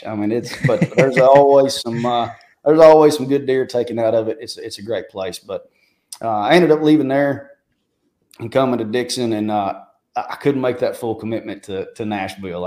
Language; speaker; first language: English; native; English